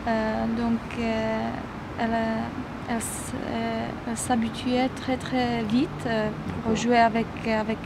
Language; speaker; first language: French; non-native, fluent; Czech